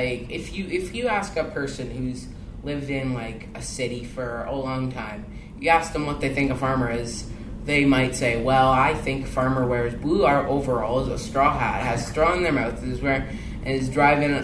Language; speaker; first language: English; native; English